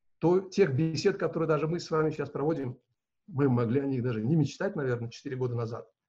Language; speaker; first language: Russian; non-native, local second language; Uzbek